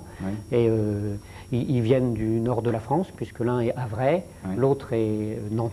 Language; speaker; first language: French; native; French